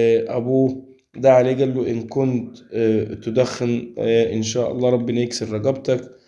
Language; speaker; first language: Arabic; native; Arabic